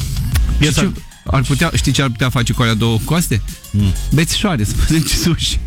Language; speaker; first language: Romanian; native; Romanian